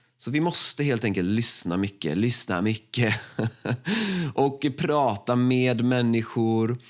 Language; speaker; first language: Swedish; native; Swedish